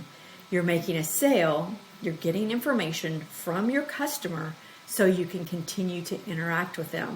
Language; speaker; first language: English; native; English